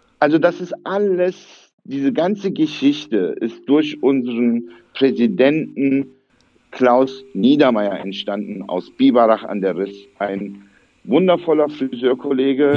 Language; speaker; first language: German; early bilingual, other home language; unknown